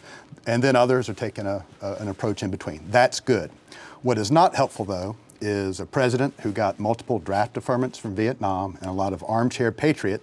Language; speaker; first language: English; native; English